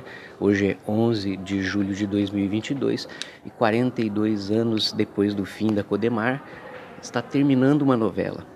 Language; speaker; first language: Portuguese; native; Portuguese